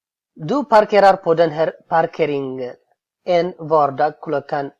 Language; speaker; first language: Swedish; non-native, fluent; Tigrinya